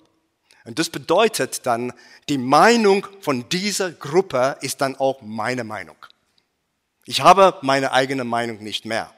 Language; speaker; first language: German; non-native, fluent; English